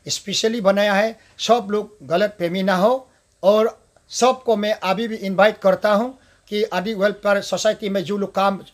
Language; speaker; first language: Hindi; non-native, local second language; Adi